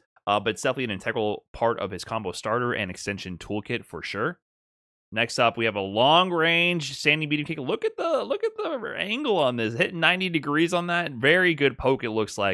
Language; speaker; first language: English; native; English